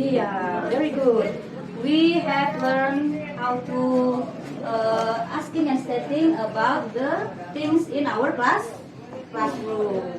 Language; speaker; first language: English; non-native, fluent; Indonesian